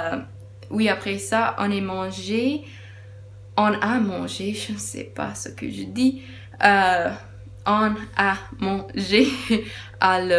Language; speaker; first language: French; non-native, learner; English